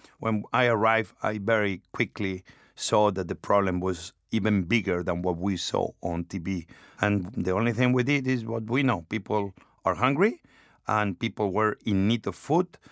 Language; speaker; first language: English; non-native, fluent; Spanish